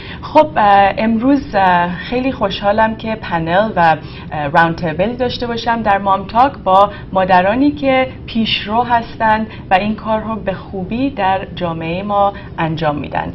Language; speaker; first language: Persian; native; Persian